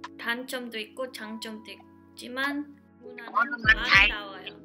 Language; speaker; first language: Korean; early bilingual, heritage; English